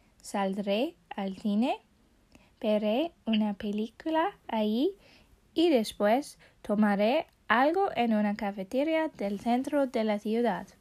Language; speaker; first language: Spanish; non-native, fluent; English